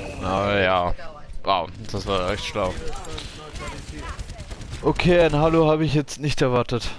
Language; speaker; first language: German; native; German